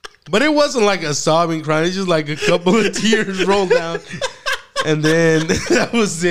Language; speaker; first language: English; early bilingual, other home language; Spanish